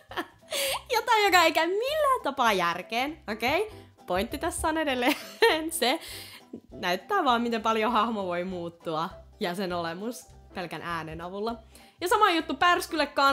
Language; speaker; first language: Finnish; native; Finnish